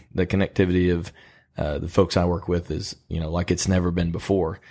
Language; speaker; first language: English; native; English